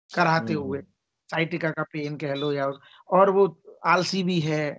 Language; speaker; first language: Hindi; native; Hindi